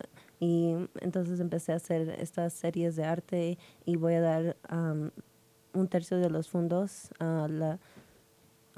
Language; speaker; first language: Spanish; early bilingual, heritage; Spanish